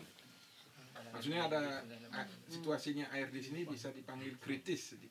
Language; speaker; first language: Indonesian; non-native, fluent; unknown